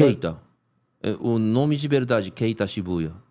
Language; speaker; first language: Portuguese; non-native, learner; Japanese